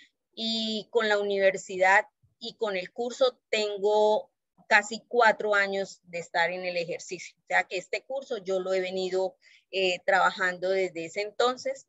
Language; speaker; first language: Spanish; native; Spanish